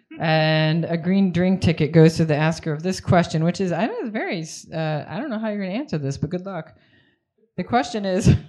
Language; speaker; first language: English; native; English